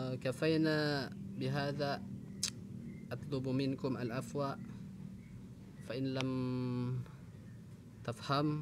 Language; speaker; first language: Arabic; non-native, fluent; Indonesian